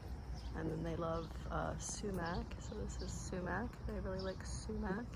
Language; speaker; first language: English; native; English